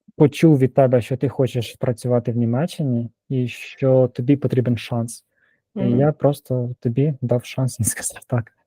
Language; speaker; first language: Ukrainian; native; Ukrainian